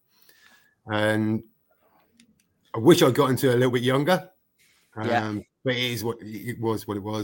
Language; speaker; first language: English; native; English